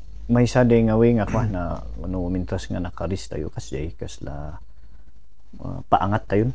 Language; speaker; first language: Filipino; non-native, local second language; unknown